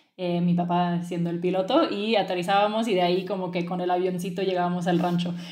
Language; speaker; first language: Spanish; early bilingual, other home language; French